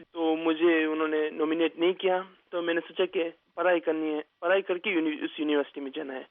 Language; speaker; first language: Urdu; early bilingual, other home language; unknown